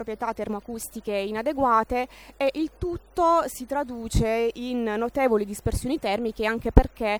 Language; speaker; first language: Italian; native; Italian